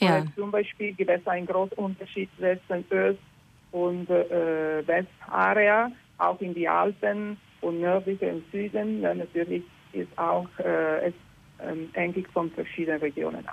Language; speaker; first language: German; non-native, learner; Italian